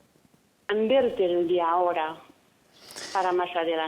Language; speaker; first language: Spanish; non-native, fluent; Arabic